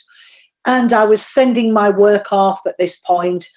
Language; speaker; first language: English; native; English